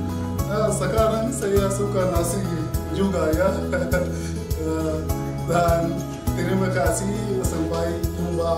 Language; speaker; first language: Indonesian; non-native, learner; Arabic